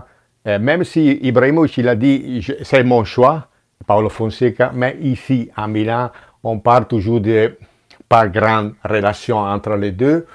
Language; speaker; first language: French; non-native, fluent; Italian